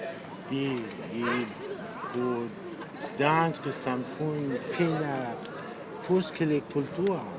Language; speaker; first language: Danish; non-native, learner; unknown